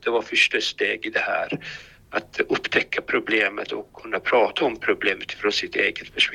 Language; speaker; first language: Swedish; non-native, fluent; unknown